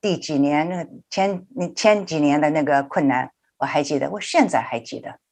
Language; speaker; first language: Chinese; early bilingual, heritage; Chinese